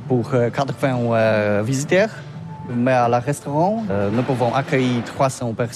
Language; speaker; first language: French; non-native, learner; Polish